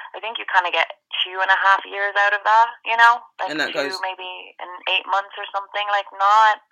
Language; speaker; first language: English; native; English